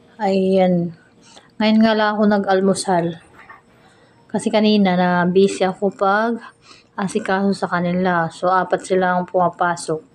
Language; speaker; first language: Filipino; non-native, local second language; Cebuano